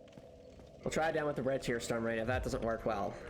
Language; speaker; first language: English; native; English